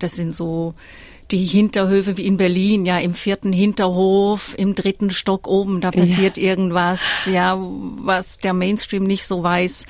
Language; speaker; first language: German; native; German